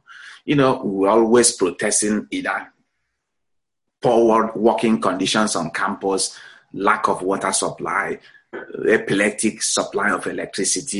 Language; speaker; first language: English; non-native, local second language; Igbo